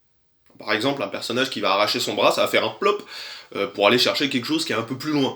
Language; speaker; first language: French; native; French